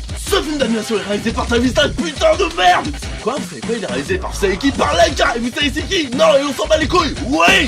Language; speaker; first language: French; native; French